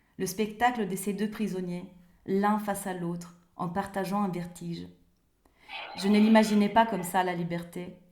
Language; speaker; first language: French; non-native, fluent; Italian